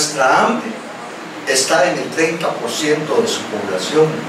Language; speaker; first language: Spanish; native; Spanish